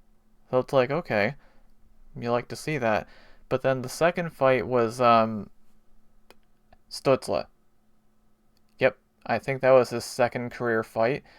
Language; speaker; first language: English; native; English